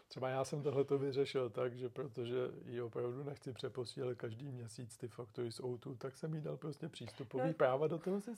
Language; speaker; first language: Czech; native; Czech